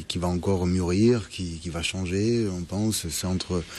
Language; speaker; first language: French; non-native, fluent; German